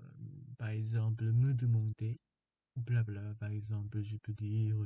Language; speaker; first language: French; non-native, fluent; Korean